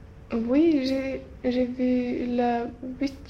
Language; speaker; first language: French; non-native, learner; Swedish